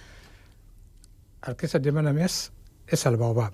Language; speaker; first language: Catalan; non-native, fluent; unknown